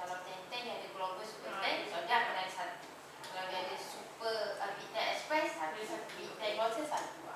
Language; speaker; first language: Malay; native; Malay